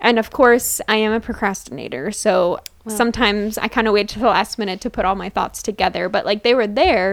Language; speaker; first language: English; native; English